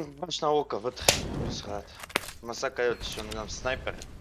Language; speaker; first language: Bulgarian; native; Bulgarian